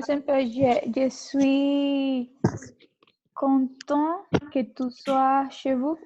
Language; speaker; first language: French; non-native, learner; Spanish